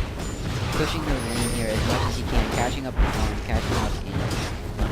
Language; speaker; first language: English; native; English